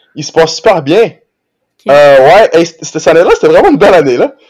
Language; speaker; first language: French; early bilingual, other home language; Portuguese